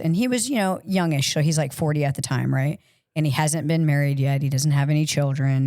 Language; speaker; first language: English; native; English